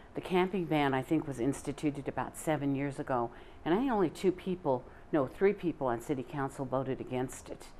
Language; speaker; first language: English; native; English